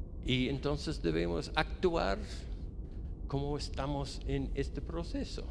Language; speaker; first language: Spanish; non-native, fluent; English